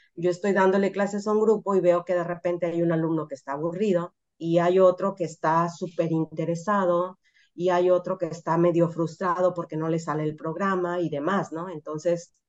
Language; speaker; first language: Spanish; native; Spanish